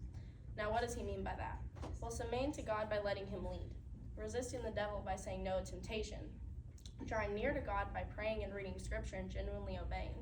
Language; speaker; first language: English; native; English